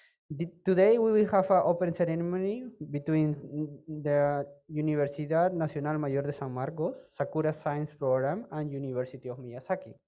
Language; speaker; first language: English; non-native, fluent; Spanish